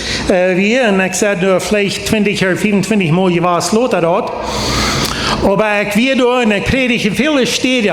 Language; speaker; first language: German; non-native, learner; Plautdietsch